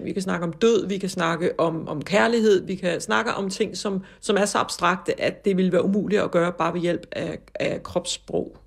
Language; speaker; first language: Danish; native; Danish